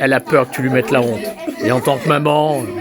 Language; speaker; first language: French; native; French